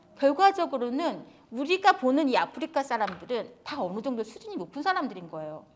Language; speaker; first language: Korean; native; Korean